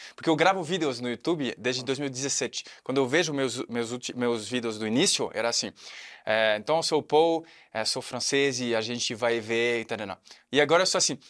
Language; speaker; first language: Portuguese; non-native, fluent; French